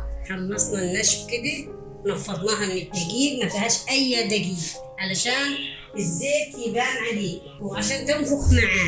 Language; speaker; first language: Arabic; native; Arabic